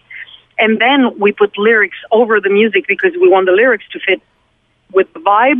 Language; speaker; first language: English; non-native, fluent; Italian